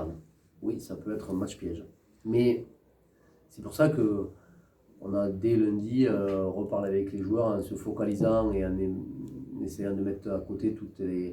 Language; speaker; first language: French; native; French